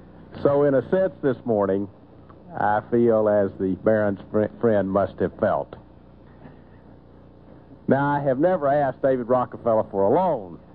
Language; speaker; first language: English; native; English